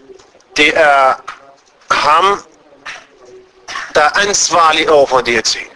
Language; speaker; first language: Danish; non-native, fluent; Arabic